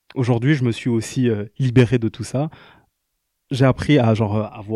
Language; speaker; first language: French; non-native, local second language; Lingala